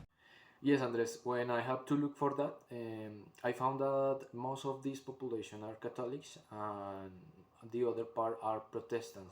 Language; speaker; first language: English; non-native, learner; Spanish